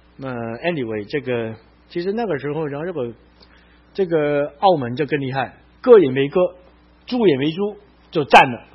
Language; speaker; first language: Chinese; non-native, local second language; Cantonese